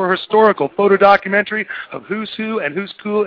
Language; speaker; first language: English; native; English